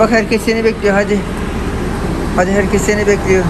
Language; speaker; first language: Indonesian; non-native, learner; Turkish